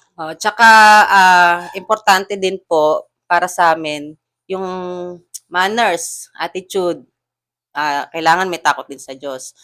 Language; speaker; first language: Filipino; native; Filipino